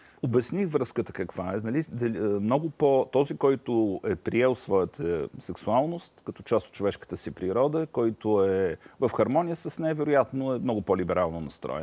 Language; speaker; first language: Bulgarian; native; Bulgarian